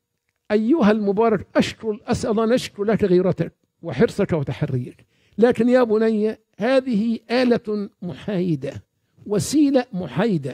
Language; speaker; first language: Arabic; native; Arabic